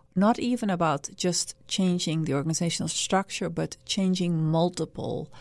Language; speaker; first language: English; non-native, fluent; Dutch